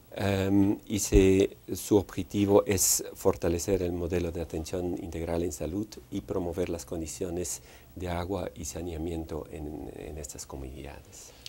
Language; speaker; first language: Spanish; non-native, fluent; Dutch